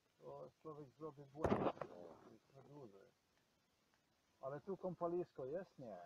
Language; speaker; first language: Polish; non-native, learner; Croatian